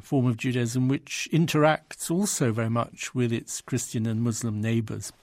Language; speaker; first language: English; native; English